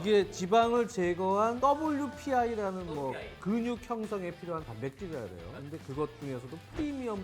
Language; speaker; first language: Korean; native; Korean